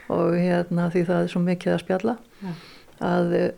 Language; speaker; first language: Icelandic; native; Icelandic